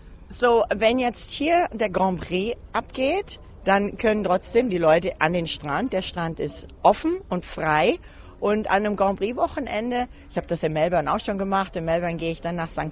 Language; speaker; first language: German; native; German